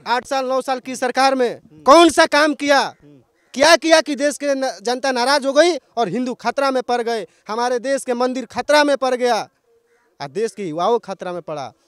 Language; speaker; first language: Hindi; native; Hindi